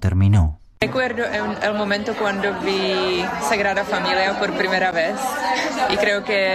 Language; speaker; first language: Spanish; non-native, fluent; Czech